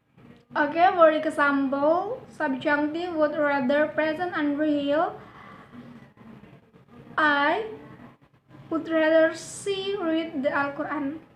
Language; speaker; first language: English; non-native, learner; Indonesian